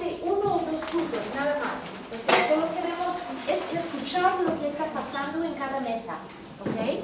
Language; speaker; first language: Spanish; non-native, fluent; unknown